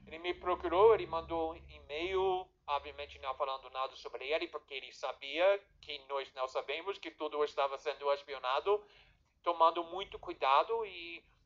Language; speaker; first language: Portuguese; non-native, fluent; English